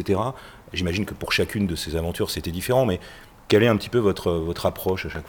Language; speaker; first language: French; native; French